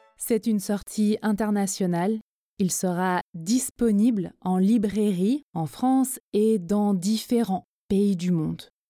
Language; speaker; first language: French; native; French